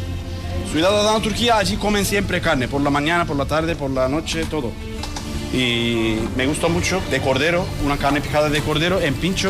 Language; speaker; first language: Spanish; non-native, learner; Turkish